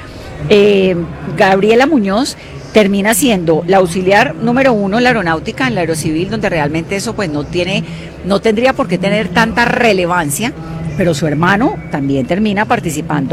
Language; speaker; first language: Spanish; native; Spanish